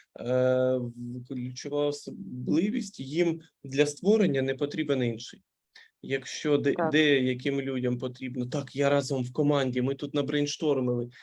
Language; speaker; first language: Ukrainian; non-native, local second language; Russian